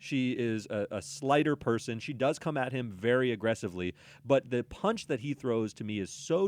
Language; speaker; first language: English; native; English